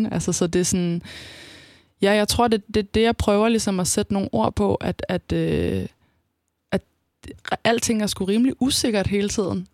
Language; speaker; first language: Danish; native; Danish